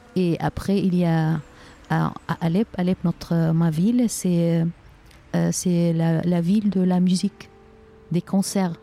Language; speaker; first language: French; non-native, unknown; Arabic